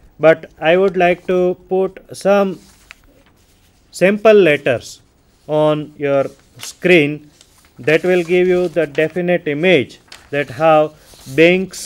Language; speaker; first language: English; non-native, local second language; Gujarati